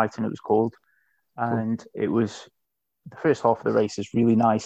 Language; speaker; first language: English; native; English